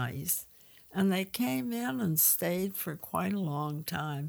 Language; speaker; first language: English; native; English